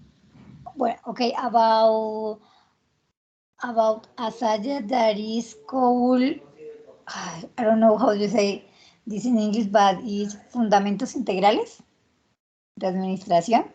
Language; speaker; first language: English; non-native, learner; Spanish